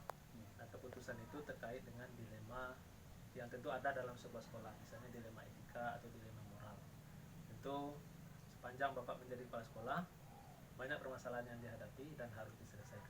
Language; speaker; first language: Indonesian; native; Indonesian